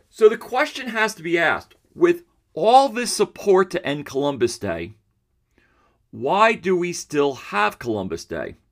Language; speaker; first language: English; early bilingual, other home language; Italian